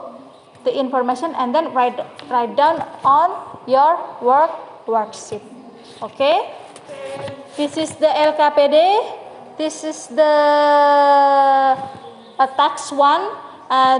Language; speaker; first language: English; non-native, learner; Indonesian